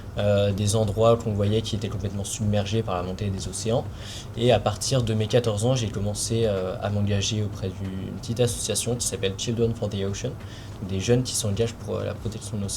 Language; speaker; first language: French; native; French